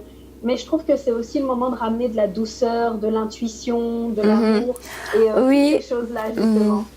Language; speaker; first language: French; native; French